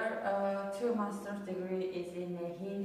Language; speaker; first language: English; non-native, learner; Korean